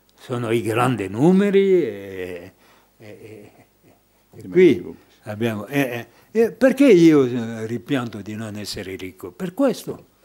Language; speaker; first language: Italian; non-native, fluent; French